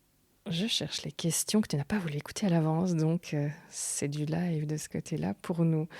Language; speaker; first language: French; native; French